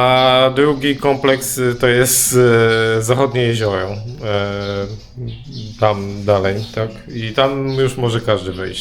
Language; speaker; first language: Polish; native; Polish